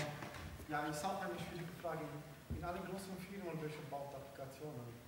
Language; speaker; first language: German; non-native, learner; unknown